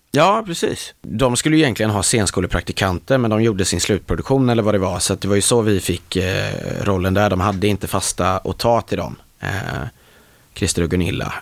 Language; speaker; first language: Swedish; native; Swedish